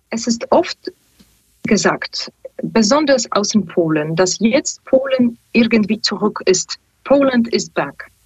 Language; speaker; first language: German; non-native, fluent; Polish